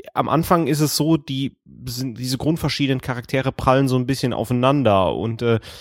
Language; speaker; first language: German; native; German